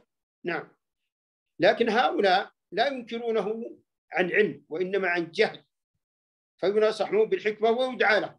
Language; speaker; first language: Arabic; native; Arabic